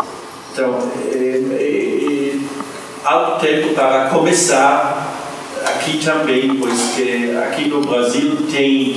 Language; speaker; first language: Portuguese; non-native, fluent; German